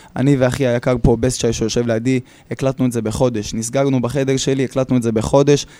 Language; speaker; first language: Hebrew; early bilingual, other home language; Russian